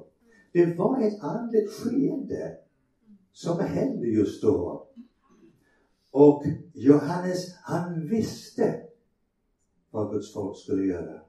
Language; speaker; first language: Swedish; non-native, fluent; English